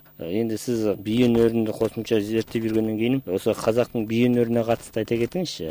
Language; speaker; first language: Kazakh; native; Kazakh